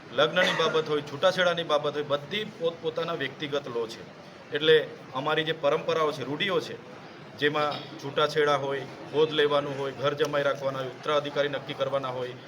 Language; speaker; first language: Gujarati; non-native, local second language; Vasavi